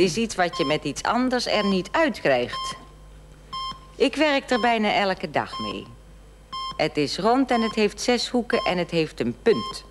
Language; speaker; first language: Dutch; native; Dutch